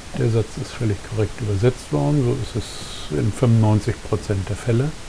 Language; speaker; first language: German; native; German